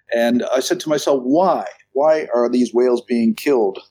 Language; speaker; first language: English; native; English